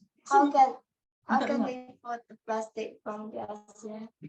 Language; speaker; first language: English; non-native, learner; Indonesian